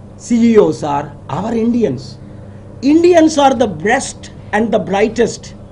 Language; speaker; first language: English; non-native, local second language; Telugu